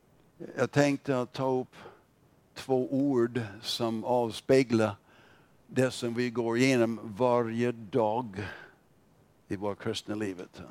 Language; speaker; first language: Swedish; non-native, fluent; English